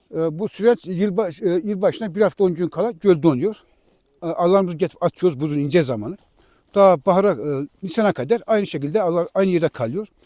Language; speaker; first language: Turkish; native; Turkish